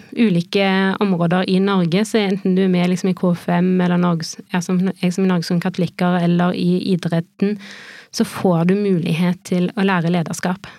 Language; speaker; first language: Norwegian; native; Norwegian